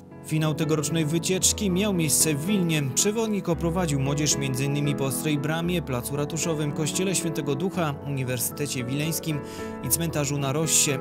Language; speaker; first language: Polish; native; Polish